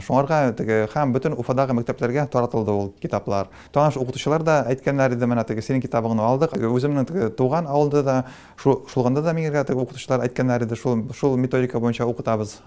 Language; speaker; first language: Tatar; non-native, local second language; Russian